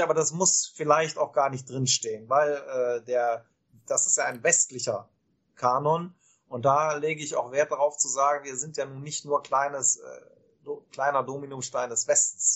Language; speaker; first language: German; native; German